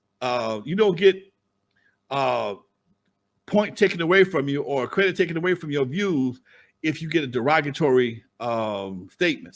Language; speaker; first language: English; native; English